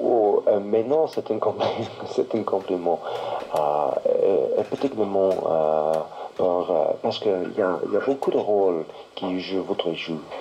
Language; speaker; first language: French; non-native, learner; English